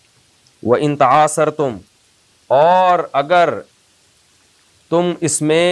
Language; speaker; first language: Urdu; native; Urdu